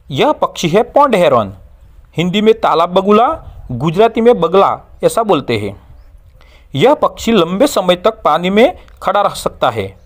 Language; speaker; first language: Hindi; non-native, local second language; Gujarati